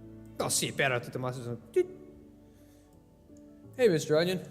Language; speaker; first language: Spanish; non-native, learner; English